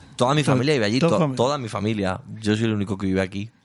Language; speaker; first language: Spanish; native; Spanish